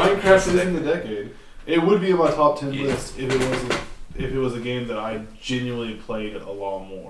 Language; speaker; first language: English; native; English